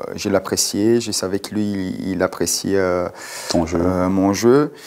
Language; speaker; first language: French; non-native, fluent; Portuguese